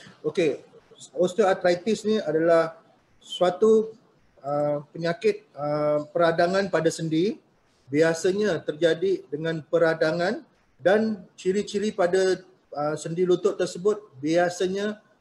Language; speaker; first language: Malay; native; Malay